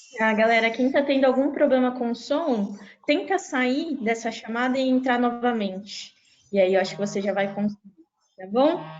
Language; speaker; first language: Portuguese; native; Portuguese